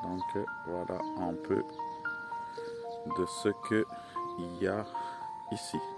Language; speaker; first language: French; non-native, fluent; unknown